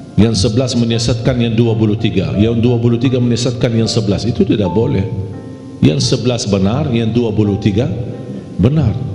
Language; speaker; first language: Indonesian; non-native, fluent; Arabic